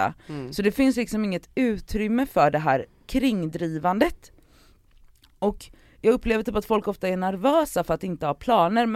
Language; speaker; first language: Swedish; native; Swedish